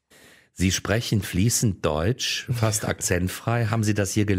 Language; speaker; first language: German; native; German